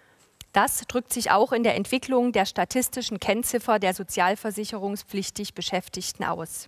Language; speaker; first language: German; native; German